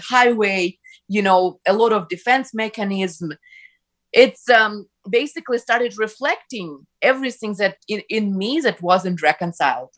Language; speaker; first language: English; non-native, fluent; Ukrainian